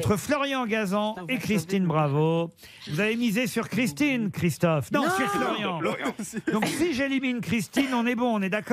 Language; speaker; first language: French; native; French